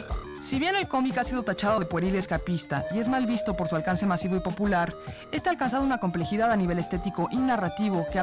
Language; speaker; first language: Spanish; native; Spanish